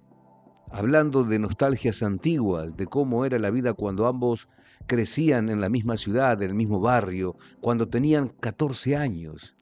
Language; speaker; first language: Spanish; native; Spanish